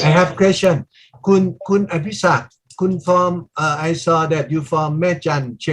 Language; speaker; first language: English; non-native, learner; Thai